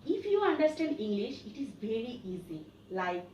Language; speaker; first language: English; non-native, local second language; Bangla